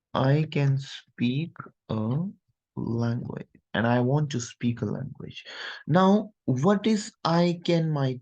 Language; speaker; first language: English; non-native, local second language; Hindi